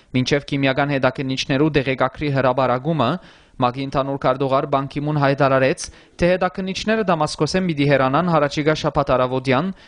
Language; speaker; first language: Armenian; early bilingual, heritage; Armenian